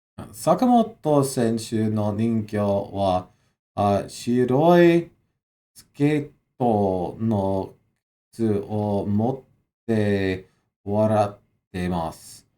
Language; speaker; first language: Japanese; non-native, learner; English